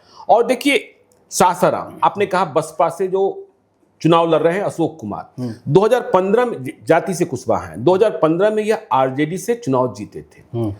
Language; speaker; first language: Hindi; native; Hindi